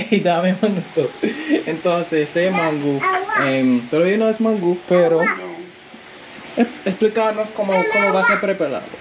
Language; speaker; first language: Spanish; non-native, learner; English